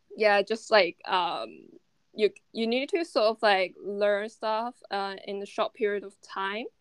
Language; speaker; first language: English; non-native, fluent; Chinese